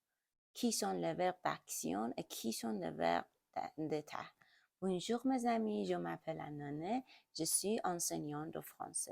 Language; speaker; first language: French; non-native, learner; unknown